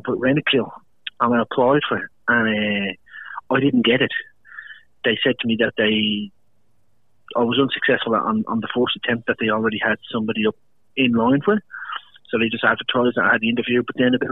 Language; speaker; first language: English; native; English